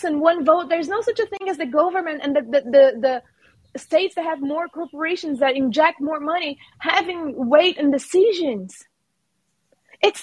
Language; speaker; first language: English; non-native, fluent; Portuguese